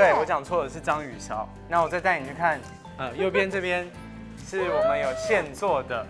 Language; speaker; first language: Chinese; native; Chinese